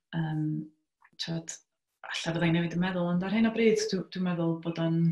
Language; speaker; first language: Welsh; native; Welsh